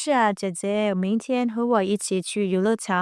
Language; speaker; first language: Chinese; non-native, fluent; Burmese